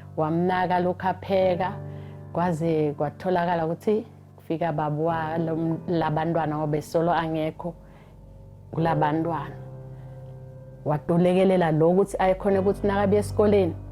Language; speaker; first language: Zulu; non-native, local second language; Swati